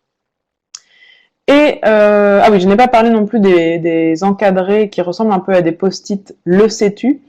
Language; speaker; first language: French; native; French